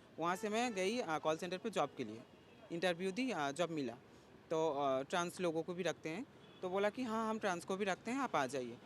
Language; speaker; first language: Hindi; native; Hindi